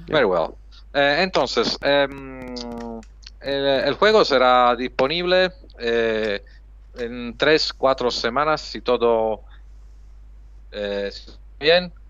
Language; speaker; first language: Spanish; non-native, fluent; Italian